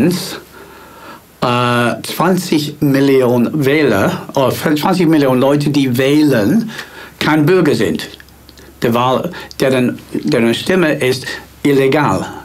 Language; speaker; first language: German; non-native, fluent; English